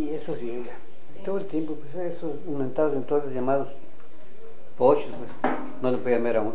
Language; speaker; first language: Spanish; native; Spanish